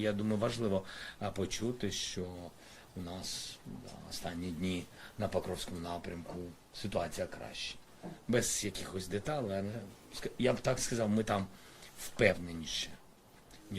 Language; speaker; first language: Ukrainian; non-native, local second language; Russian